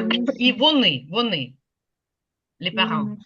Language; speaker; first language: French; non-native, fluent; Ukrainian